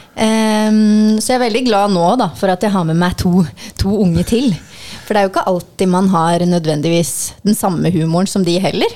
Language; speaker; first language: Norwegian; native; Norwegian